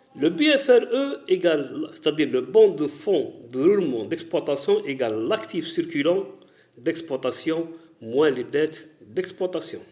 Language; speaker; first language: French; non-native, local second language; Arabic